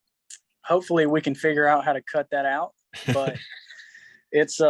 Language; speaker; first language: English; native; English